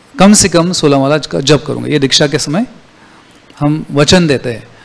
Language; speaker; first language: Hindi; non-native, local second language; Marathi